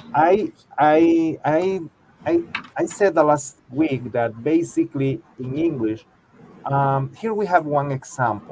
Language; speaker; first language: English; non-native, fluent; Spanish